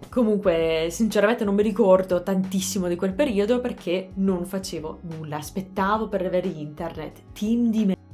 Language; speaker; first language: Italian; non-native, fluent; English